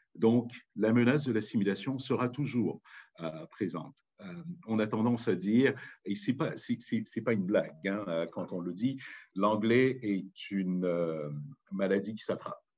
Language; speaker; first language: French; native; French